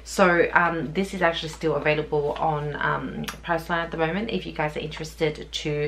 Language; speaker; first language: English; native; English